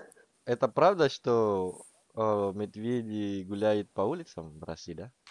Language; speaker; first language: Russian; non-native, learner; Indonesian